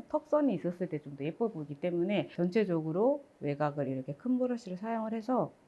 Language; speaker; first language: Korean; native; Korean